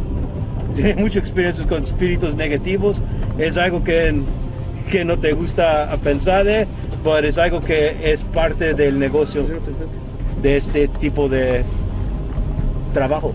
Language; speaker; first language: Spanish; early bilingual, heritage; Spanish